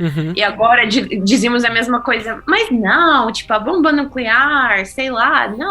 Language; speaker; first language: Portuguese; non-native, fluent; Russian